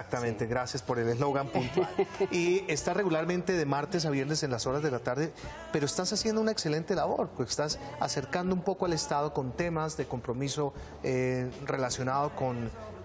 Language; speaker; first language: Spanish; native; Spanish